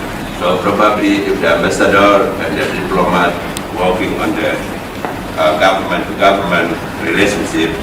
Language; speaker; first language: English; non-native, fluent; Indonesian